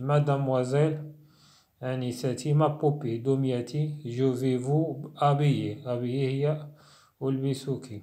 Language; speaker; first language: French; non-native, local second language; Arabic